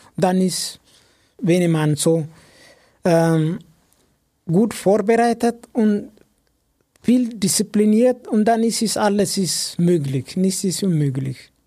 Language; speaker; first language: German; non-native, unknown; Amharic